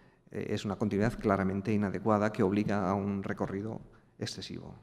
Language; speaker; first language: Spanish; native; Spanish